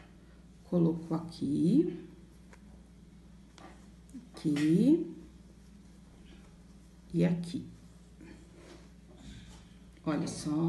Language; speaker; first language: Portuguese; native; Portuguese